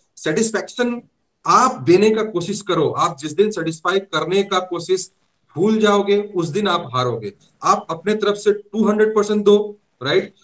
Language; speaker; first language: Hindi; native; Hindi